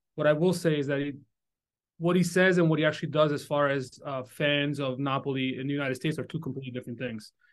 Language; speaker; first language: English; early bilingual, other home language; Italian